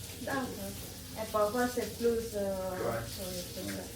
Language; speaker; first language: French; non-native, learner; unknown